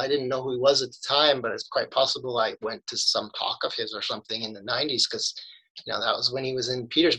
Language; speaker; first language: English; native; English